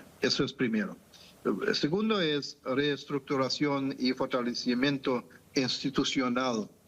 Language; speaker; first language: Spanish; non-native, fluent; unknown